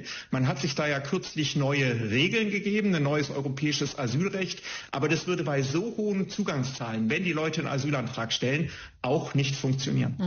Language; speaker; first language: German; native; German